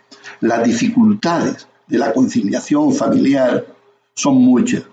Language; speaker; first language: Spanish; native; Spanish